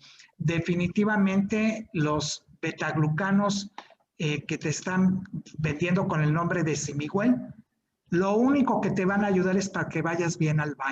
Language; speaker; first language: Spanish; native; Spanish